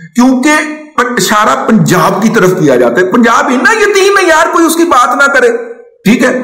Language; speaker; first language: Urdu; non-native, local second language; Punjabi